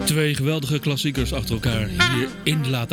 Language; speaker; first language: Dutch; native; Dutch